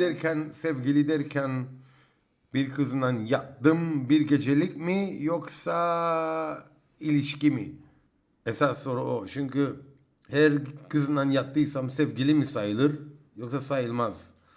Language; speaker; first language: Turkish; native; Turkish